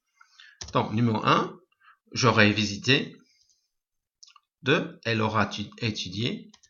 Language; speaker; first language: French; non-native, fluent; English